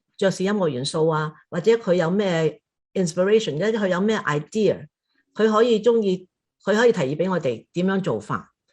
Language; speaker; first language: Cantonese; native; Cantonese